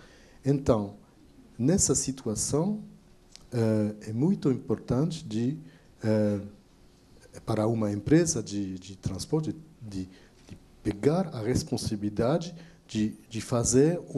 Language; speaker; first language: Portuguese; non-native, fluent; French